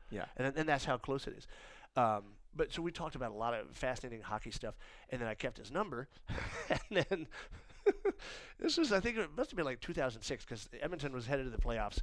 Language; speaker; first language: English; native; English